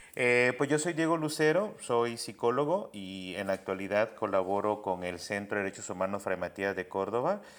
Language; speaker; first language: Spanish; native; Spanish